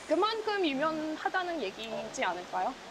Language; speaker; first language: Korean; non-native, fluent; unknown